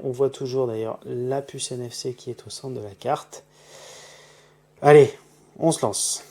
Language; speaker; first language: French; native; French